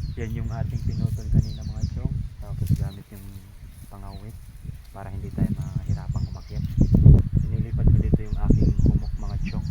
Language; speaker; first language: Filipino; non-native, local second language; Cebuano